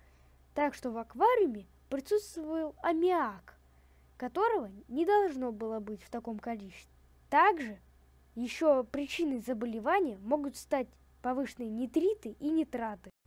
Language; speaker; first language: Russian; native; Russian